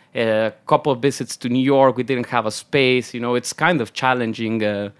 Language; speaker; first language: English; non-native, fluent; Spanish